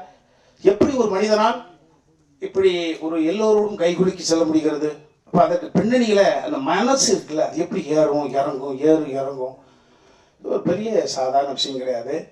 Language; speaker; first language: Tamil; native; Tamil